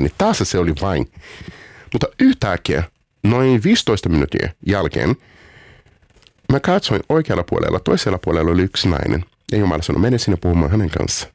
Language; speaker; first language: Finnish; non-native, fluent; Portuguese